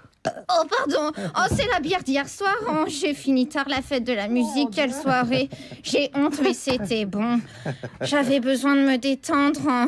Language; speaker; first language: French; native; French